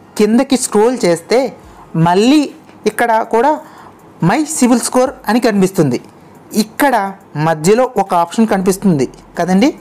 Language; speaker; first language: Telugu; native; Telugu